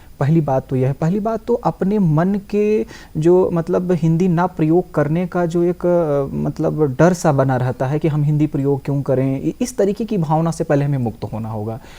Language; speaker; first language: Hindi; native; Hindi